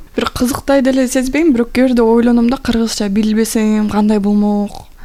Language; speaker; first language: Kyrgyz; non-native, local second language; Russian